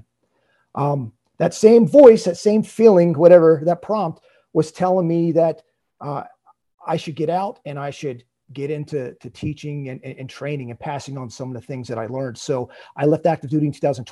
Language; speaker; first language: English; native; English